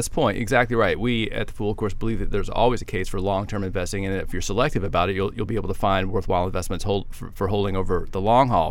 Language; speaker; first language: English; native; English